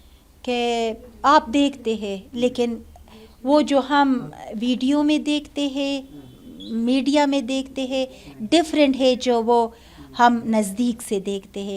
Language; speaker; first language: Hindi; non-native, learner; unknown